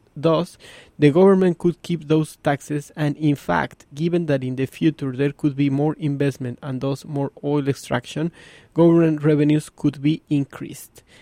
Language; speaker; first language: English; non-native, fluent; Spanish